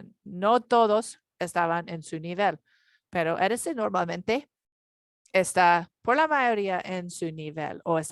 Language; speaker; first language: Spanish; non-native, learner; English